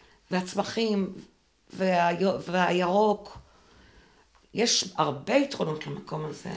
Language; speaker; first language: Hebrew; non-native, local second language; French